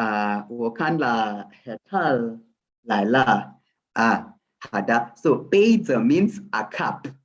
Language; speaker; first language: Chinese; non-native, fluent; Swahili